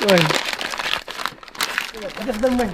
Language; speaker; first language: French; non-native, local second language; Arabic